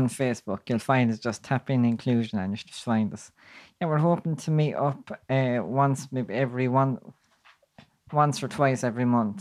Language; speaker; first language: English; native; English